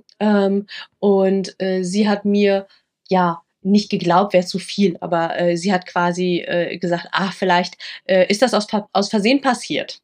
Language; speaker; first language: German; early bilingual, other home language; Vietnamese